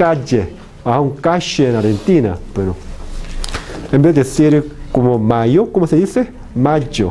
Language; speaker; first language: Spanish; non-native, fluent; Korean